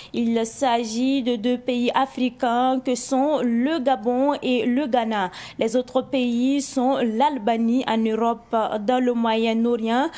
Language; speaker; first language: French; non-native, local second language; Mossi